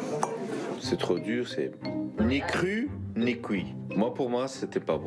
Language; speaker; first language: French; non-native, fluent; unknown